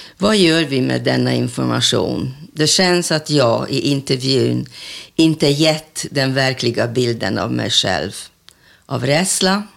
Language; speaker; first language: Swedish; non-native, fluent; Hungarian